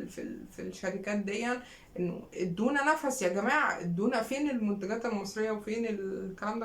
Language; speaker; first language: Arabic; native; Arabic